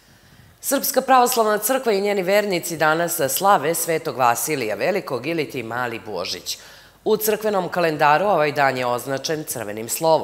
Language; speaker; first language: Serbian; native; Serbian